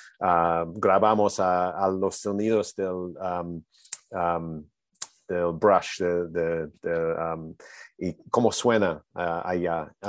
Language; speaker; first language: Spanish; non-native, learner; English